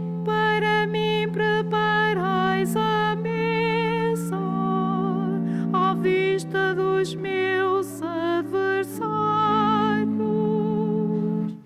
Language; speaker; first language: Portuguese; native; Portuguese